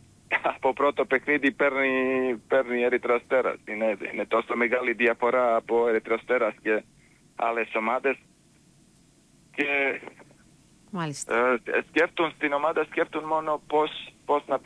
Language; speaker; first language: Greek; non-native, fluent; Serbian